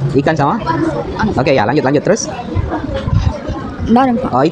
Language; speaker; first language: Indonesian; native; Indonesian